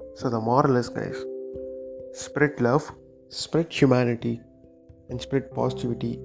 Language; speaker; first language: English; non-native, local second language; Tamil